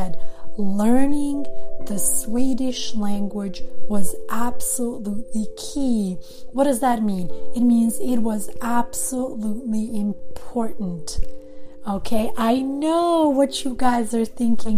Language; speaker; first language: English; non-native, fluent; Serbian